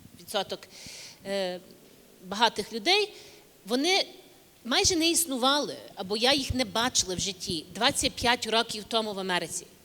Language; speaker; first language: Ukrainian; early bilingual, heritage; English